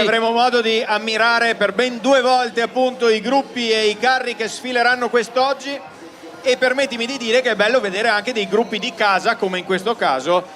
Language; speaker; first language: Italian; native; Italian